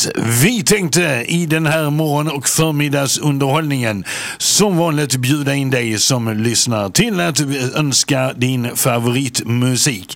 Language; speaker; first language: Swedish; native; Swedish